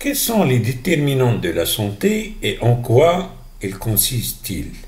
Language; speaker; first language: French; non-native, local second language; Arabic